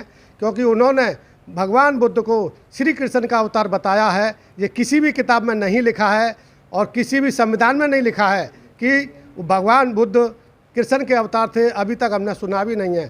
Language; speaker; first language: Hindi; native; Hindi